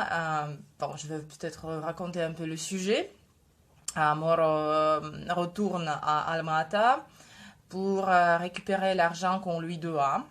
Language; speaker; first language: French; non-native, fluent; Russian